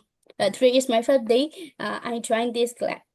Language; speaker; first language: English; non-native, learner; Burmese